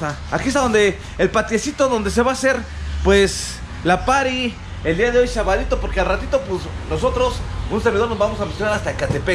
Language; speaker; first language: Spanish; native; Spanish